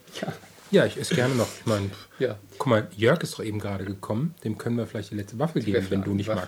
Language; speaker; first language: German; native; German